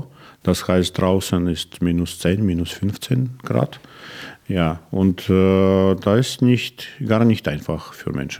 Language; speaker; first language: German; non-native, learner; Russian